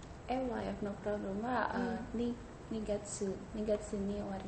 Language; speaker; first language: Japanese; non-native, learner; Indonesian